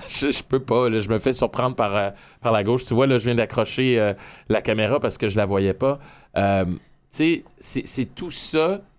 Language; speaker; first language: French; native; French